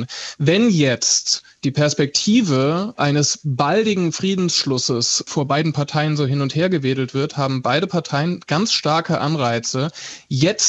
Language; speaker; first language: German; native; German